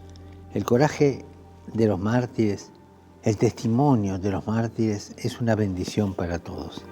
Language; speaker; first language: Spanish; native; Spanish